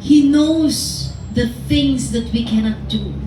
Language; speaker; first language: English; non-native, local second language; Filipino